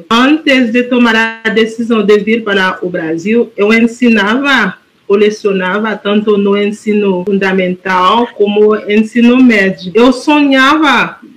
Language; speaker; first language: Portuguese; non-native, fluent; Haitian Creole